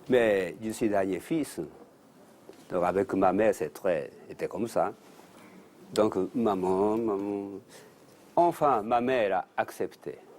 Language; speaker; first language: French; non-native, learner; Japanese